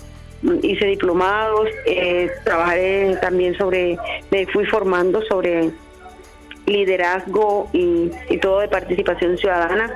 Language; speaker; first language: Spanish; native; Spanish